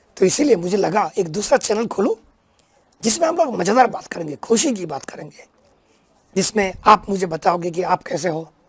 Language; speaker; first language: Hindi; non-native, local second language; Bangla